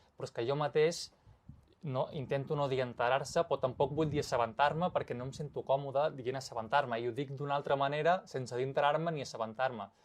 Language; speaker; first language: Catalan; native; Catalan